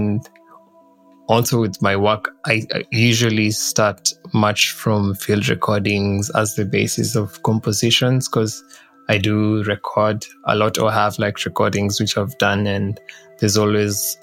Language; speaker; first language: English; non-native, local second language; Kikuyu